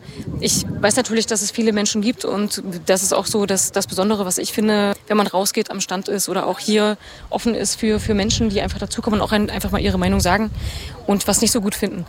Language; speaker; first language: German; native; German